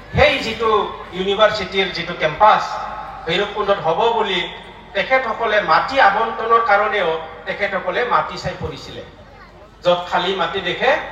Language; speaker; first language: Assamese; non-native, local second language; Bodo